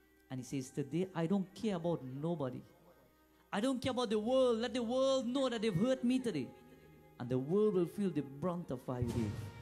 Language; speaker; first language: English; native; English